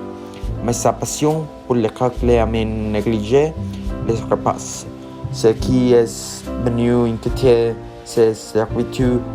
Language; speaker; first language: French; non-native, learner; Spanish